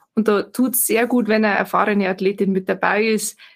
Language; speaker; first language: German; native; German